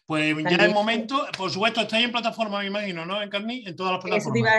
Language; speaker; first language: Spanish; native; Spanish